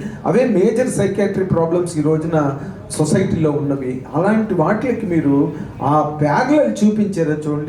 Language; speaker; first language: Telugu; native; Telugu